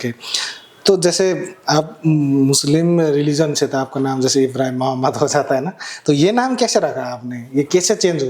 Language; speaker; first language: Hindi; non-native, learner; Nepali